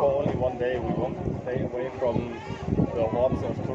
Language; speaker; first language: English; non-native, fluent; German